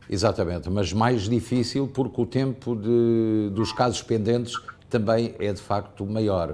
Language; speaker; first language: Portuguese; native; Portuguese